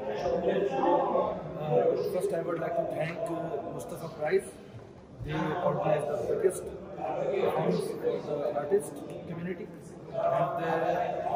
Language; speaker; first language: English; non-native, learner; Urdu